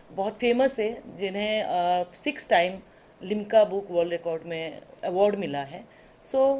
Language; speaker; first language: Hindi; non-native, local second language; Assamese